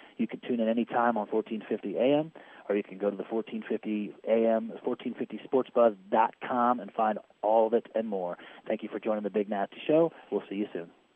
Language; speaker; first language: English; native; English